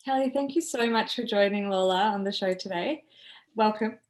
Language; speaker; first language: English; native; English